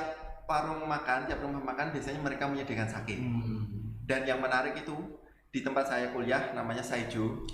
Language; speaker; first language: Indonesian; native; Indonesian